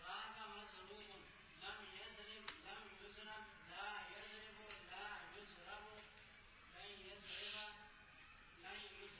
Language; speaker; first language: Arabic; non-native, learner; Punjabi